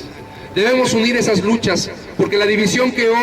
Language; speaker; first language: Spanish; native; Spanish